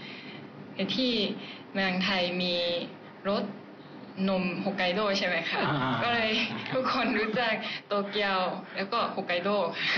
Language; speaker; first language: Thai; non-native, learner; Japanese